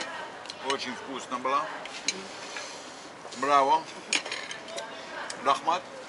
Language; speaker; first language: Russian; non-native, learner; English